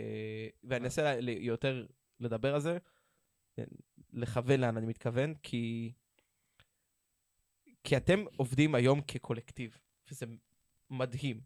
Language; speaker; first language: Hebrew; native; Hebrew